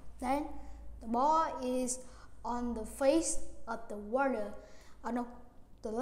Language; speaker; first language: English; non-native, learner; Vietnamese